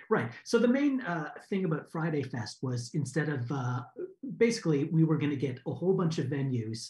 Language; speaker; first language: English; native; English